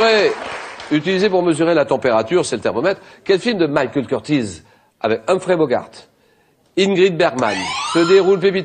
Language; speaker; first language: French; native; French